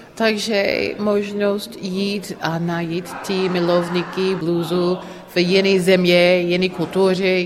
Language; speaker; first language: Czech; non-native, fluent; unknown